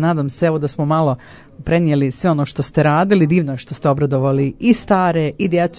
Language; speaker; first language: Croatian; native; Croatian